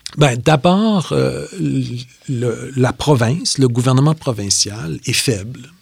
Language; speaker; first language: French; native; French